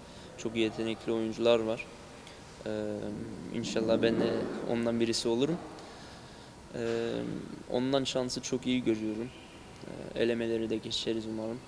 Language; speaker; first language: Turkish; early bilingual, heritage; Turkish